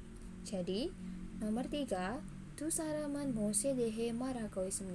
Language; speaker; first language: Korean; non-native, fluent; Indonesian